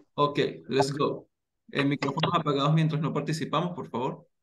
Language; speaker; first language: Spanish; native; Spanish